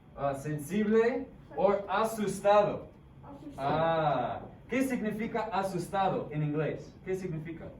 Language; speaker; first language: Spanish; non-native, fluent; English